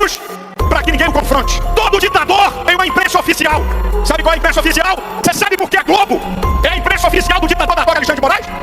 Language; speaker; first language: Portuguese; native; Portuguese